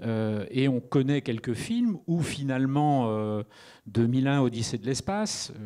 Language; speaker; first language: French; native; French